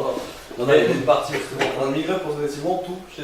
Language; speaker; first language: French; native; French